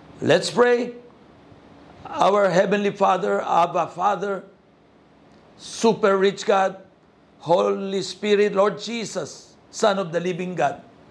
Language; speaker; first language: English; non-native, local second language; Filipino